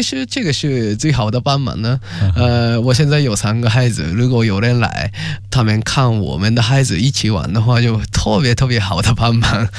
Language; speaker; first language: Chinese; non-native, fluent; Japanese